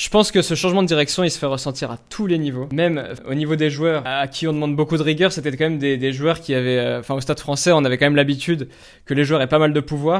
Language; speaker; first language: French; native; French